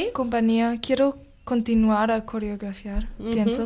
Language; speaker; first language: Spanish; non-native, learner; English